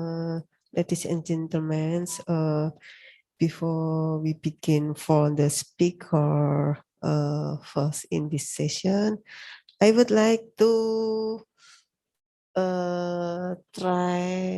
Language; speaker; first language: English; non-native, learner; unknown